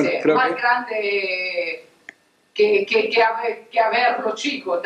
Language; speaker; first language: Spanish; non-native, learner; Italian